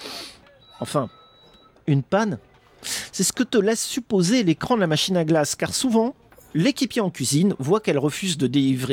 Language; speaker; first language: French; native; French